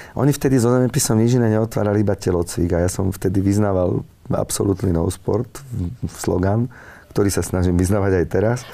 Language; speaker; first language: Slovak; native; Slovak